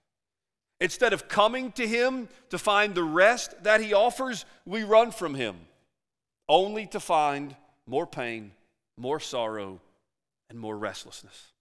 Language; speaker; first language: English; native; English